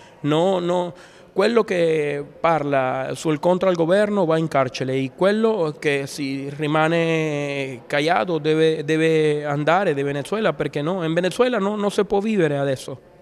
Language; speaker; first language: Italian; non-native, learner; Spanish